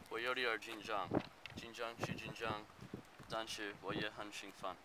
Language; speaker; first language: Chinese; non-native, learner; English